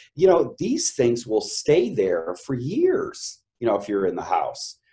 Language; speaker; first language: English; native; English